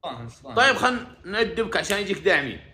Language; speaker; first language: Arabic; native; Arabic